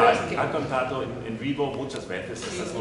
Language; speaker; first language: Spanish; non-native, learner; German